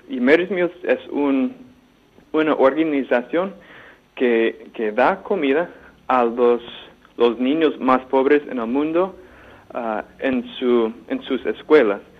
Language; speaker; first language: Spanish; non-native, fluent; English